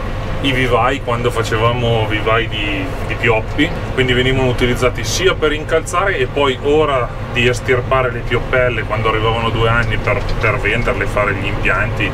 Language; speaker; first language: Italian; native; Italian